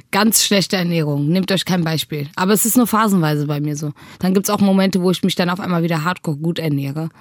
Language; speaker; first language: German; early bilingual, other home language; Tigrinya